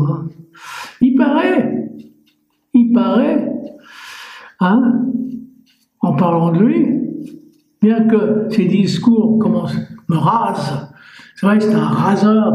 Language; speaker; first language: French; native; French